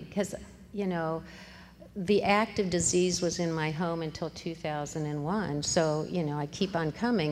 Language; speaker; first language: English; native; English